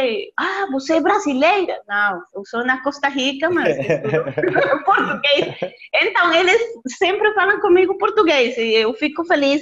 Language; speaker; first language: Portuguese; non-native, learner; Spanish